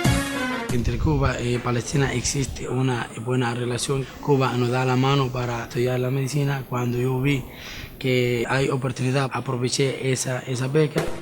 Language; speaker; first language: Spanish; non-native, fluent; Arabic